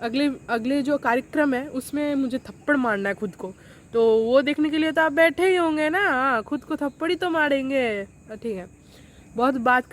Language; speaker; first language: Hindi; non-native, local second language; Bangla